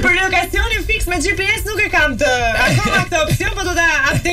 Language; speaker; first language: Albanian; native; Albanian